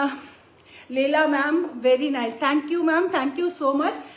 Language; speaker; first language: Hindi; non-native, local second language; Bangla